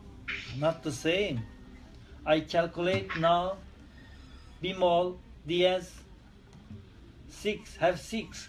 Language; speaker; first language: English; non-native, learner; Turkish